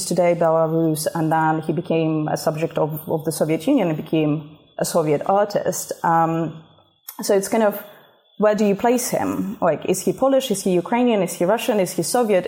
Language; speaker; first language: English; non-native, fluent; Russian